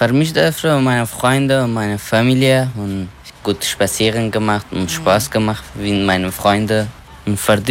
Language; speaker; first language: German; non-native, learner; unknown